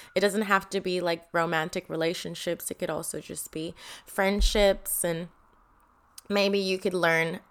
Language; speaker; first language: English; non-native, fluent; Indonesian